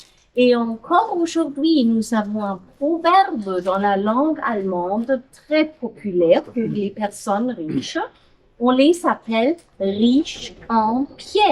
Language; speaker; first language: French; non-native, fluent; German